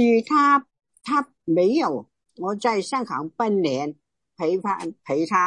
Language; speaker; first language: Chinese; non-native, local second language; Cantonese